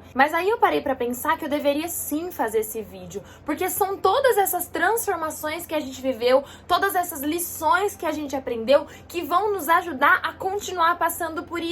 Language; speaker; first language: Portuguese; native; Portuguese